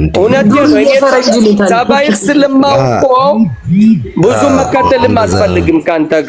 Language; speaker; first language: Amharic; non-native, fluent; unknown